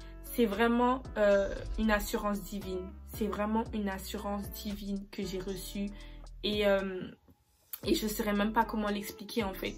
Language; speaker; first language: French; native; French